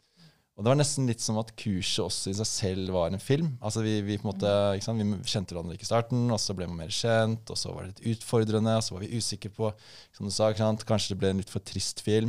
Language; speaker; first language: Norwegian; native; Norwegian